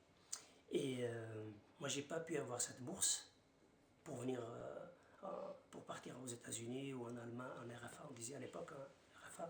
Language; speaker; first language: French; non-native, local second language; Arabic